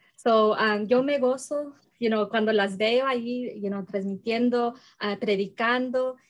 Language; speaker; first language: Spanish; early bilingual, heritage; Spanish